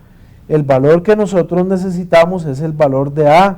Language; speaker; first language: Spanish; native; Spanish